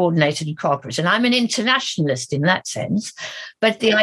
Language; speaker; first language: English; native; English